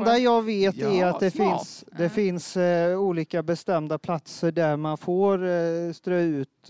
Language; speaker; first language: Swedish; native; Swedish